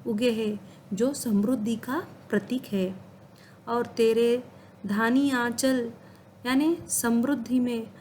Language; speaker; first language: Hindi; non-native, local second language; Kannada